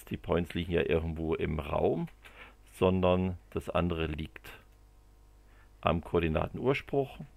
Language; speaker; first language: German; native; German